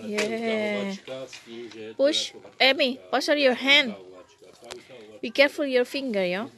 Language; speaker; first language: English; non-native, learner; Indonesian